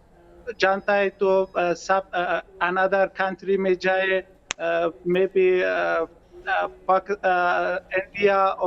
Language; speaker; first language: Hindi; non-native, local second language; Pashto